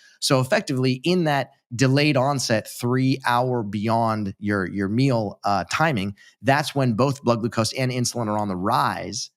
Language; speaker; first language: English; native; English